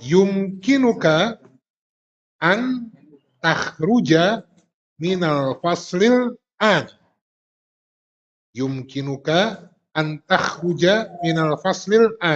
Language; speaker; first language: Arabic; non-native, fluent; Indonesian